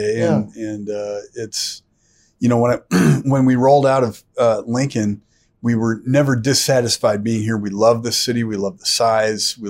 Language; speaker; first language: English; native; English